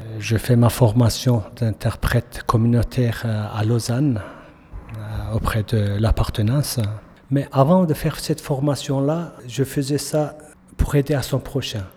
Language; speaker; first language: French; non-native, fluent; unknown